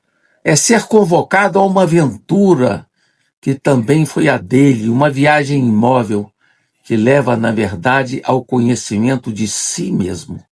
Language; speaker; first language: Portuguese; native; Portuguese